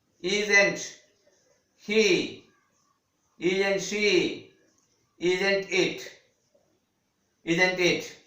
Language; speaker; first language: English; non-native, local second language; Telugu